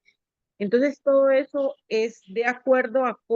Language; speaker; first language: Spanish; native; Spanish